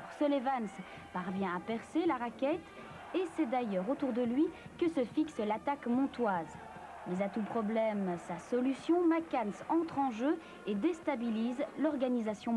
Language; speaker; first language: French; native; French